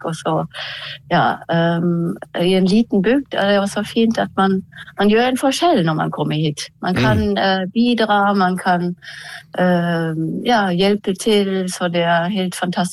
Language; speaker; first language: Norwegian; non-native, fluent; German